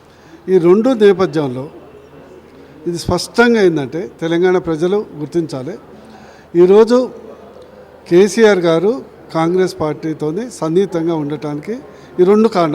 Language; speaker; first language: Telugu; native; Telugu